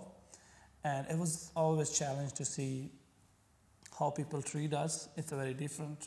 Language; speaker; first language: English; non-native, local second language; Punjabi